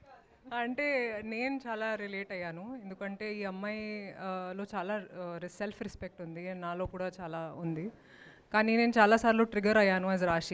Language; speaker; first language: Telugu; non-native, fluent; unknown